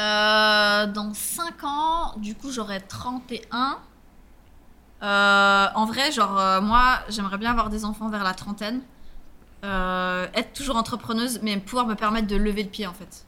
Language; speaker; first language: French; native; French